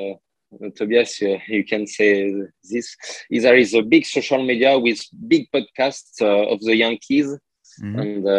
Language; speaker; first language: English; non-native, learner; French